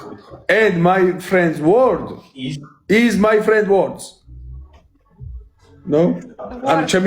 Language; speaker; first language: English; non-native, learner; Georgian